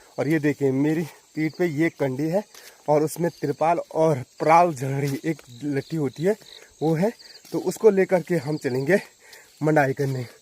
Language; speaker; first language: Hindi; non-native, local second language; Garhwali